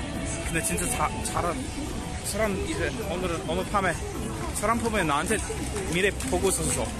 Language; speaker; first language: Korean; non-native, fluent; English